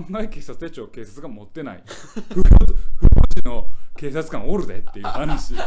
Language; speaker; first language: Japanese; native; Japanese